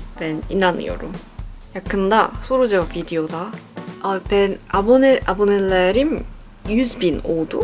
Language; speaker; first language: Turkish; non-native, learner; Korean